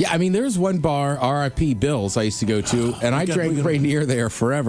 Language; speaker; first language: English; native; English